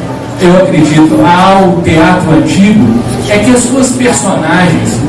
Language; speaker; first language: Portuguese; native; Portuguese